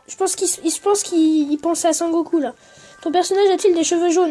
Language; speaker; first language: French; native; French